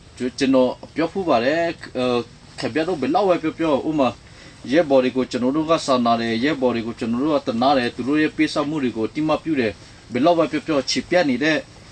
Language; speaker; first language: Burmese; non-native, local second language; Western Kayah